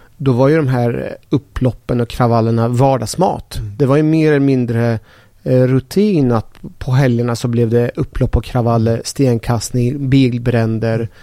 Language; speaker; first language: Swedish; early bilingual, other home language; Persian